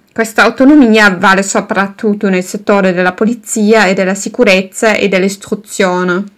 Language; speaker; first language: Italian; non-native, fluent; German